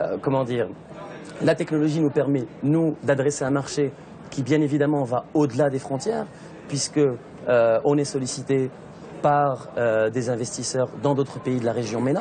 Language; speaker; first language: French; non-native, local second language; Arabic